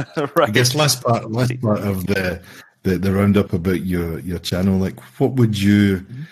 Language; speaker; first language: English; native; English